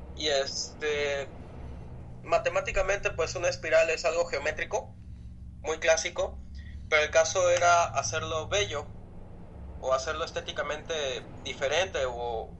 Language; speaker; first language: Spanish; native; Spanish